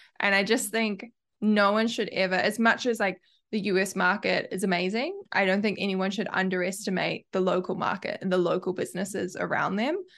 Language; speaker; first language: English; native; English